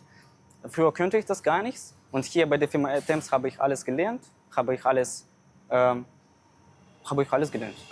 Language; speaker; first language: German; non-native, fluent; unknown